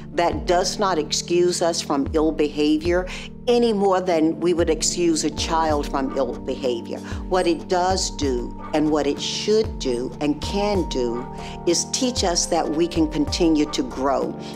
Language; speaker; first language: English; native; English